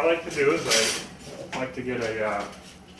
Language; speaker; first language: English; native; English